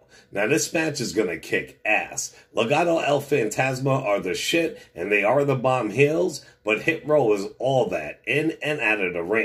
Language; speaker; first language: English; native; English